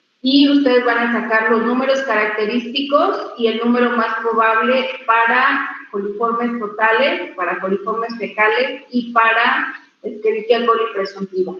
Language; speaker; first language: Spanish; native; Spanish